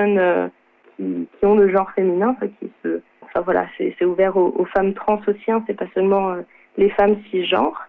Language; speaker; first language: French; native; French